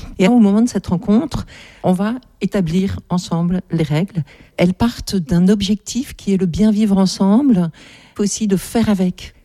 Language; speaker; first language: French; native; French